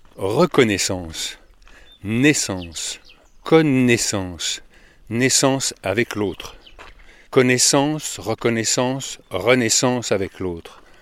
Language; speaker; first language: French; native; French